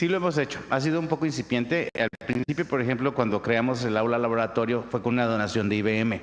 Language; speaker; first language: Spanish; native; Spanish